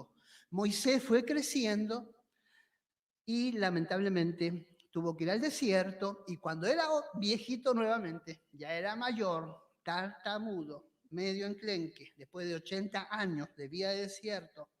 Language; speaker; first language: Spanish; native; Spanish